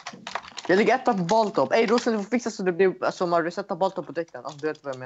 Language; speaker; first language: Swedish; native; Swedish